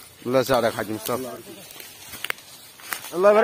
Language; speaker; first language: Arabic; native; Arabic